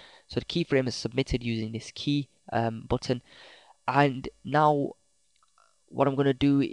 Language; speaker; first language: English; native; English